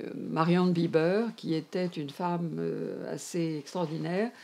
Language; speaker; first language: French; native; French